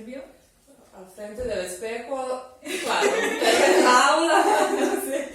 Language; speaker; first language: Spanish; non-native, fluent; Serbian